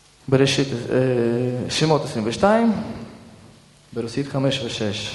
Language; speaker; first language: Hebrew; early bilingual, other home language; Russian